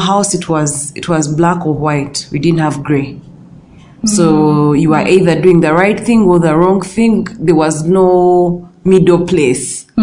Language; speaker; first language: English; non-native, local second language; Ganda